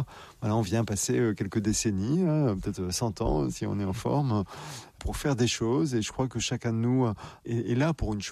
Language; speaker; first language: French; native; French